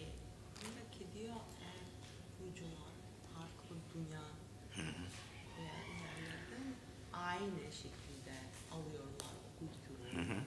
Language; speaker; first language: Turkish; non-native, learner; Macedonian